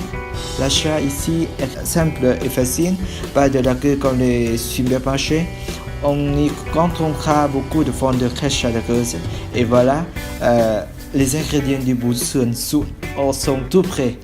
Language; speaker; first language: French; non-native, learner; Vietnamese